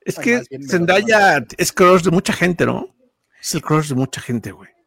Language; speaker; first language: Spanish; native; Spanish